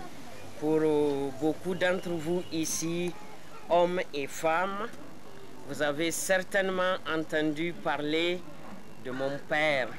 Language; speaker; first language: French; non-native, local second language; Hausa